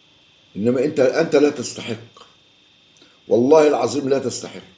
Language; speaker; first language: Arabic; native; Arabic